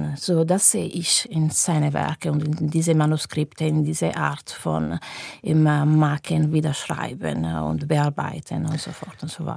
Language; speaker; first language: German; non-native, fluent; Italian